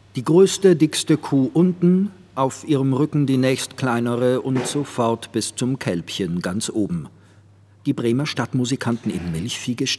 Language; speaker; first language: German; native; German